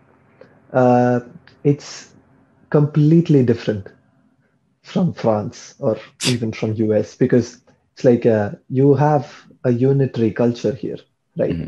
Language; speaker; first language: English; non-native, local second language; Tamil